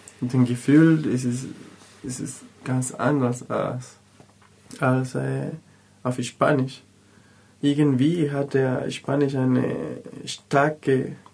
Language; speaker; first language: German; non-native, learner; Spanish